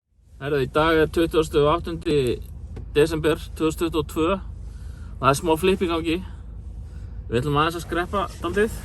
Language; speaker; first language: Icelandic; native; Icelandic